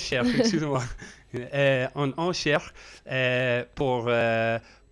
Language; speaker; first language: French; non-native, learner; English